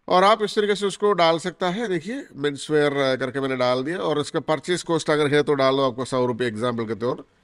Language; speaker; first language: Hindi; non-native, local second language; Malayalam